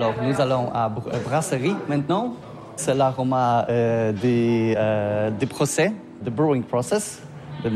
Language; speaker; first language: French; non-native, learner; Polish